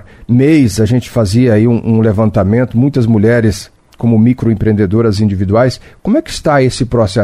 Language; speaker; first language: Portuguese; native; Portuguese